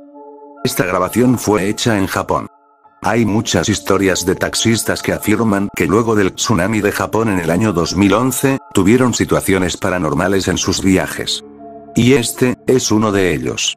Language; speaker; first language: Spanish; native; Spanish